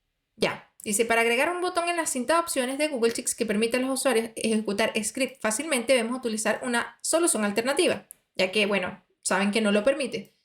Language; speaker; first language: Spanish; native; Spanish